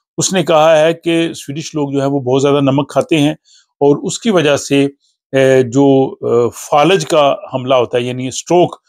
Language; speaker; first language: Urdu; non-native, local second language; Punjabi